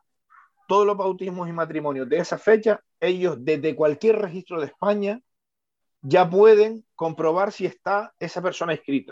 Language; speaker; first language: Spanish; native; Spanish